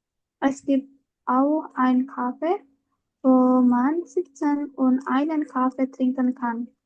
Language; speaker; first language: German; non-native, learner; Indonesian